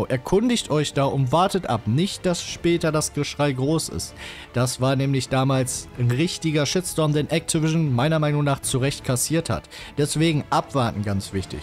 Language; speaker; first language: German; native; German